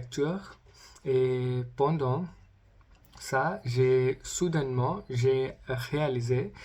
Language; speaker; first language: French; non-native, learner; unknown